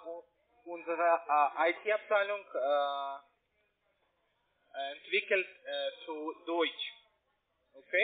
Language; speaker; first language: German; non-native, learner; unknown